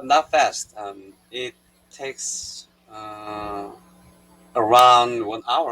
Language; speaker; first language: English; non-native, learner; Korean